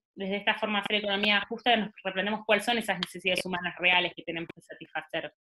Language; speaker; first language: Spanish; native; Spanish